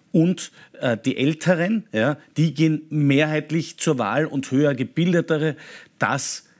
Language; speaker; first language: German; native; German